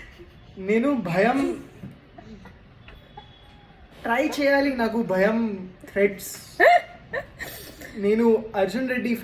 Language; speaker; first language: Telugu; non-native, learner; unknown